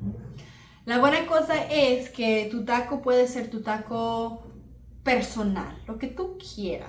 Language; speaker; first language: Spanish; early bilingual, heritage; Spanish